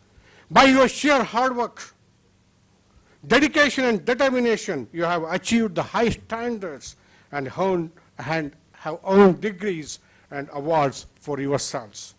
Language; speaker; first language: English; non-native, local second language; Kannada